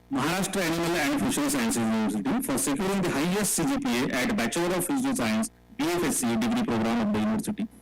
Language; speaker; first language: English; non-native, local second language; Marathi